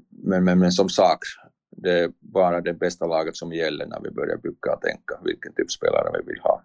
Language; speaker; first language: Swedish; non-native, learner; Finnish